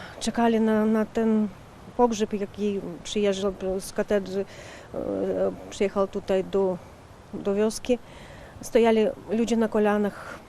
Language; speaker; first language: Polish; non-native, learner; Ukrainian